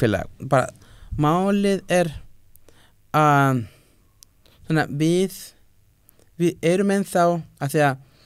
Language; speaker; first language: Icelandic; non-native, fluent; Spanish